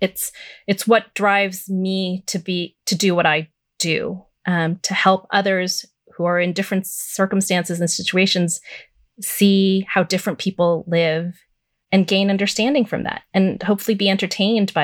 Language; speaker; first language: English; native; English